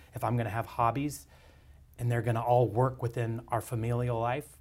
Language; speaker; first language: English; native; English